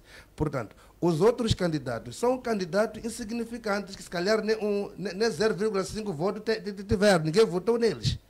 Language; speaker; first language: Portuguese; native; Portuguese